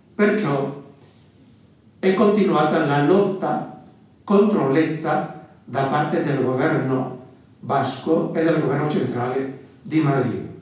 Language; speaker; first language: Italian; non-native, fluent; Basque